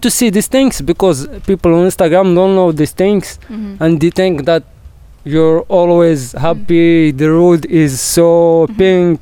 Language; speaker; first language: English; non-native, learner; Arabic